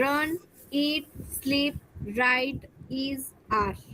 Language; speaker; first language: English; non-native, learner; Hindi